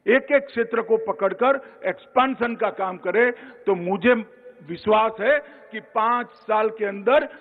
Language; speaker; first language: Hindi; non-native, local second language; Gujarati